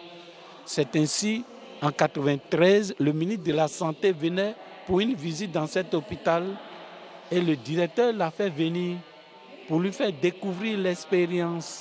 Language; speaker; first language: French; non-native, local second language; Fon